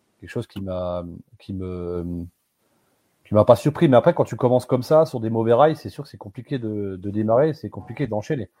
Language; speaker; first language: French; native; French